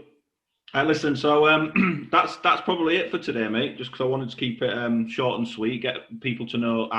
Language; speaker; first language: English; native; English